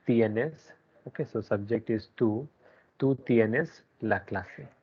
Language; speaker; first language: Spanish; non-native, learner; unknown